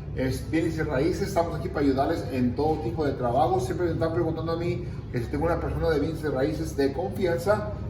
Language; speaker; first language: Spanish; early bilingual, other home language; English